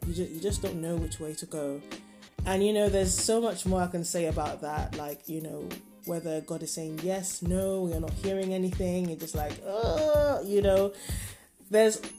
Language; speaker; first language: English; non-native, local second language; Yoruba